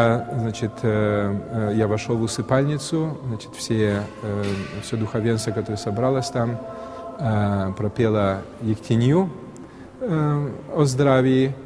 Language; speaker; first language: Russian; native; Russian